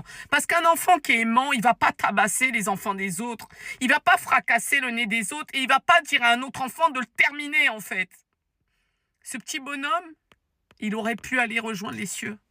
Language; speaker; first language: French; native; French